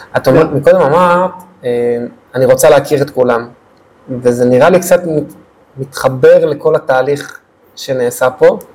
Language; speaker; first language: Hebrew; native; Hebrew